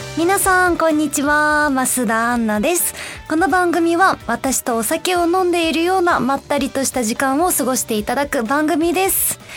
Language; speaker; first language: Japanese; native; Japanese